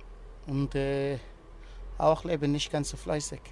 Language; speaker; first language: German; non-native, learner; Arabic